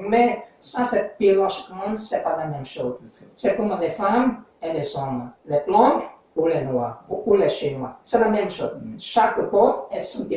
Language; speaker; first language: French; non-native, learner; English